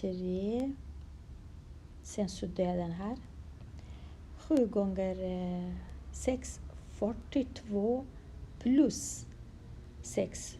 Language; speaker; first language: Swedish; non-native, fluent; Kurdish